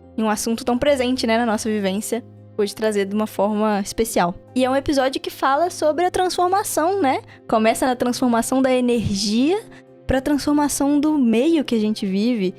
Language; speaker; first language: Portuguese; native; Portuguese